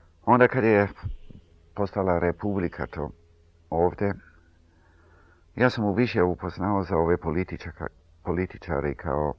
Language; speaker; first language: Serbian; early bilingual, heritage; Serbian